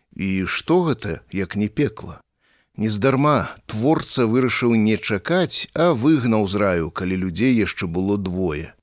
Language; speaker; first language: Belarusian; native; Belarusian